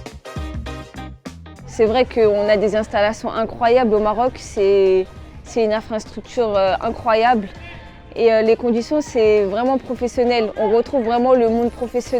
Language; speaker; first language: French; early bilingual, other home language; Arabic